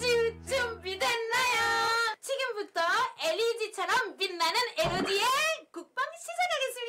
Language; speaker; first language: Korean; non-native, fluent; French